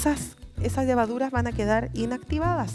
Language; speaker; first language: Spanish; native; Spanish